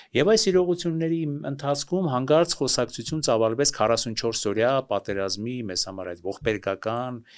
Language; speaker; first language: Armenian; native; Armenian